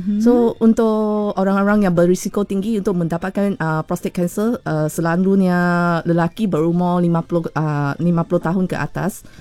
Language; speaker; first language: Malay; non-native, local second language; Chinese